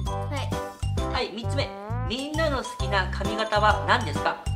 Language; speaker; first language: Japanese; native; Japanese